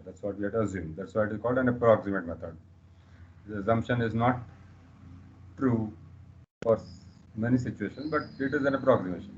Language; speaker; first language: English; non-native, local second language; Hindi